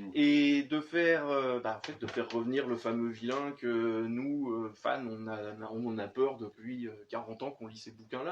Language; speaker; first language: French; native; French